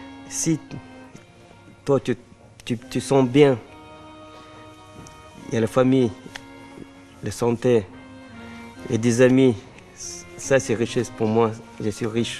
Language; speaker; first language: French; non-native, learner; Chechen